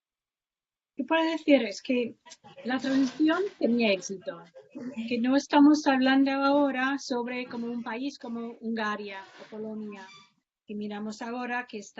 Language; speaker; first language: Spanish; non-native, fluent; English